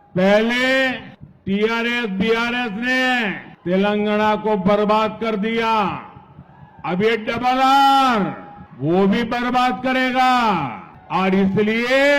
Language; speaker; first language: Hindi; non-native, local second language; Gujarati